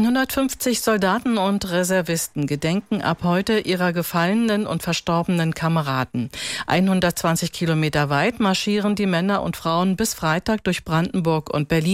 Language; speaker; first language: German; native; German